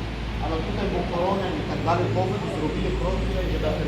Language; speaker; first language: Polish; non-native, learner; Arabic